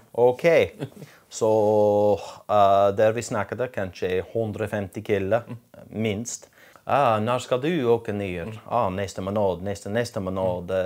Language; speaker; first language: Swedish; non-native, learner; English